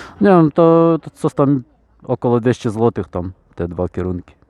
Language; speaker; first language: Polish; non-native, fluent; Ukrainian